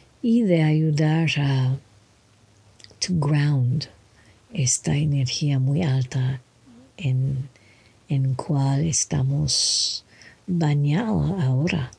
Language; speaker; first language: Spanish; non-native, learner; English